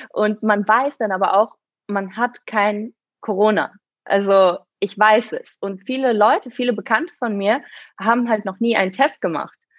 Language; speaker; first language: German; native; German